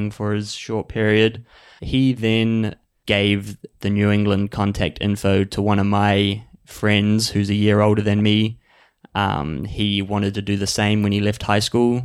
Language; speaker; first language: English; native; English